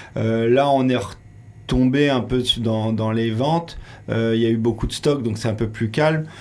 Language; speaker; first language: French; native; French